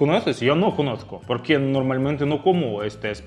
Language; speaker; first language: Spanish; non-native, fluent; Russian